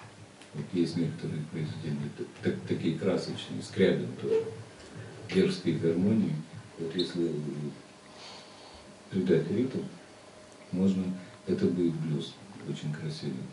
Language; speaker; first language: Russian; native; Russian